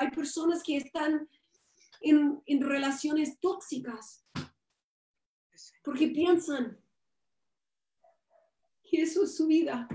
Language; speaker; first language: Spanish; non-native, fluent; English